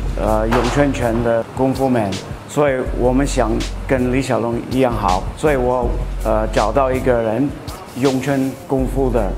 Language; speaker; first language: Chinese; non-native, fluent; English